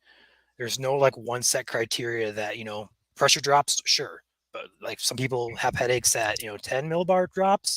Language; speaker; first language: English; native; English